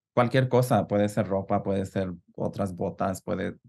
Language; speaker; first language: Spanish; early bilingual, heritage; Spanish